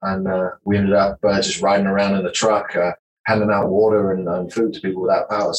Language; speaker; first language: English; native; English